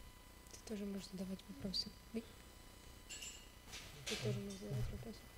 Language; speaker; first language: French; non-native, learner; Russian